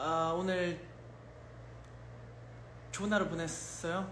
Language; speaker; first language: Korean; early bilingual, heritage; English